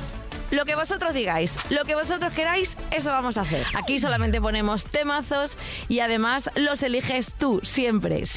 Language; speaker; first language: Spanish; native; Spanish